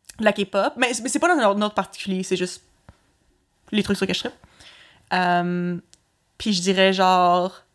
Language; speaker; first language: French; native; French